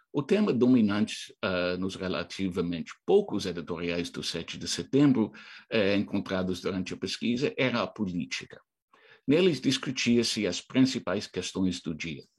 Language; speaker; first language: Portuguese; non-native, fluent; English